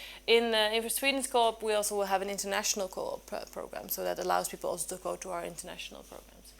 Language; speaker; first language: English; non-native, fluent; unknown